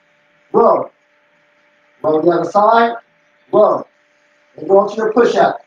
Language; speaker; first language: English; native; English